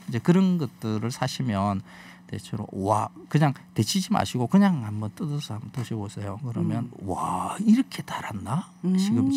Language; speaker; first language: Korean; native; Korean